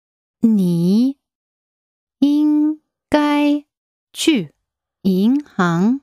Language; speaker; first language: Chinese; non-native, learner; English